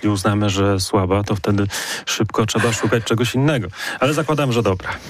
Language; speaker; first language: Polish; native; Polish